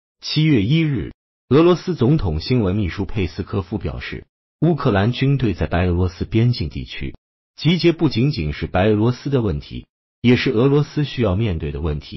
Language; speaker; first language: Chinese; native; Chinese